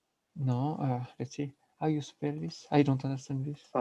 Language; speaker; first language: English; non-native, learner; French